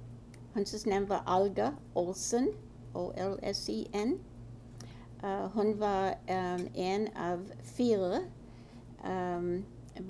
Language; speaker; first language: Norwegian; early bilingual, heritage; Norwegian